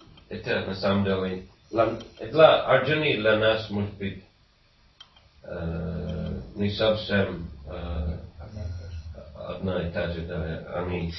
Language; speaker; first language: Russian; non-native, fluent; English